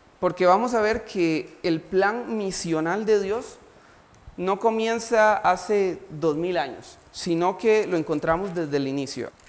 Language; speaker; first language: Spanish; native; Spanish